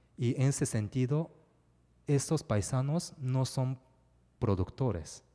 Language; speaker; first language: Spanish; non-native, fluent; Japanese